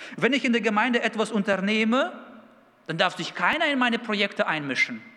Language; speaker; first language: German; early bilingual, other home language; Russian